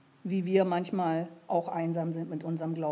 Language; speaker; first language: German; native; German